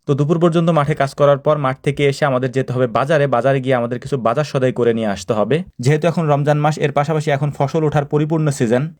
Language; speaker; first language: Bangla; native; Bangla